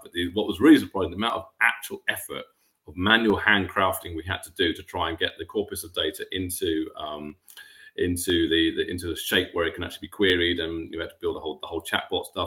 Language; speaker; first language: English; native; English